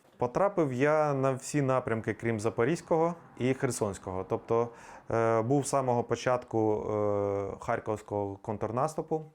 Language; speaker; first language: Ukrainian; native; Ukrainian